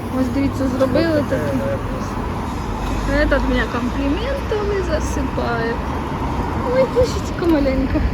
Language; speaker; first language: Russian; non-native, local second language; Ukrainian